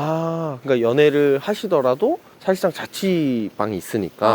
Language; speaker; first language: Korean; native; Korean